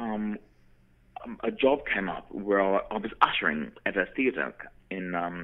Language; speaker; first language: English; native; English